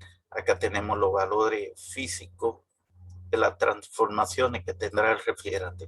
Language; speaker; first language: Spanish; native; Spanish